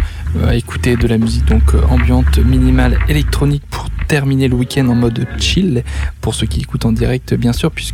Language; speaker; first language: French; native; French